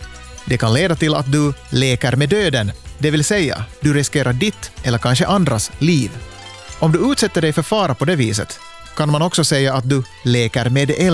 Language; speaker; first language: Swedish; native; Swedish